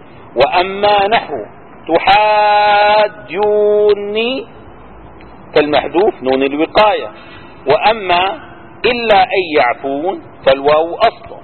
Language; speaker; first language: Arabic; native; Arabic